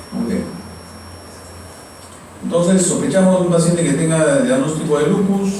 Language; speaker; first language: Spanish; native; Spanish